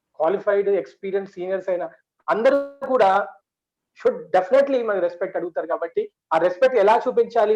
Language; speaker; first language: Telugu; non-native, local second language; Urdu